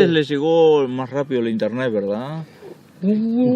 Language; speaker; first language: Spanish; native; Spanish